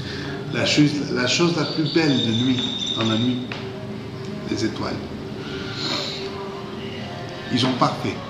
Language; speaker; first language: French; non-native, fluent; Spanish